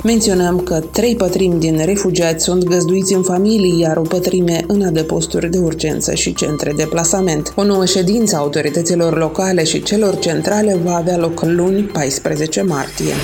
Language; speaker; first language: Romanian; native; Romanian